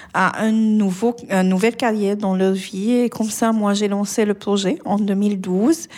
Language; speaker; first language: French; non-native, fluent; Arabic